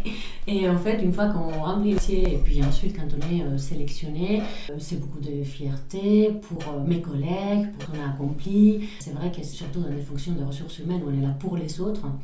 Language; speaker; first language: French; non-native, fluent; Spanish